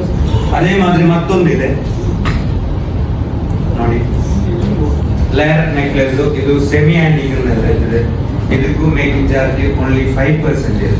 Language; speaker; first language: Kannada; non-native, local second language; Malayalam